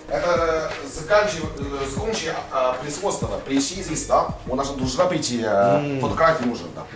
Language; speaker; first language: Russian; non-native, learner; Chinese